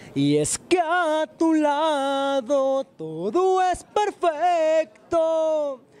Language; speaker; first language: Spanish; native; Spanish